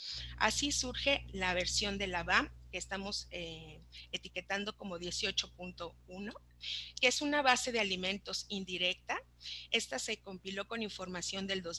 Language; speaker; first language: Spanish; native; Spanish